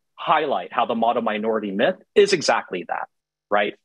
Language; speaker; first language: English; native; English